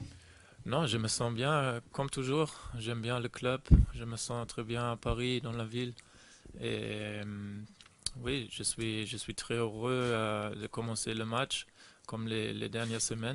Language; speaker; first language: French; non-native, fluent; German